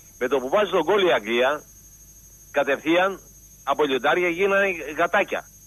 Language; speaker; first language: Greek; native; Greek